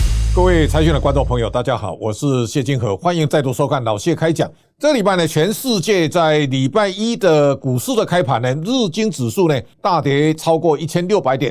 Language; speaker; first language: Chinese; native; Chinese